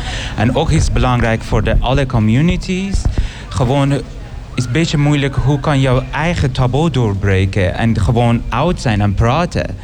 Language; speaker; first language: Dutch; non-native, learner; Persian